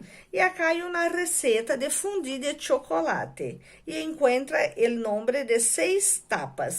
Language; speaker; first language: Spanish; non-native, fluent; Portuguese